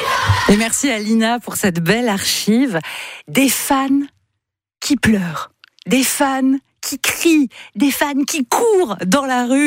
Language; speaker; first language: French; native; French